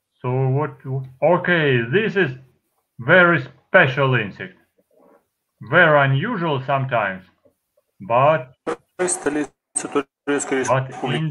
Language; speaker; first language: English; non-native, fluent; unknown